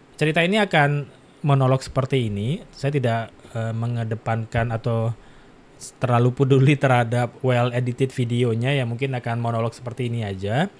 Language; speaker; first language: Indonesian; native; Indonesian